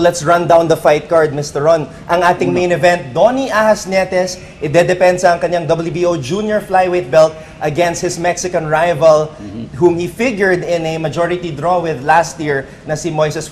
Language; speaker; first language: English; non-native, local second language; Filipino